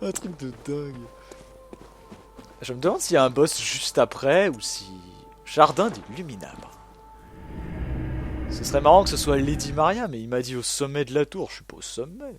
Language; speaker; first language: French; native; French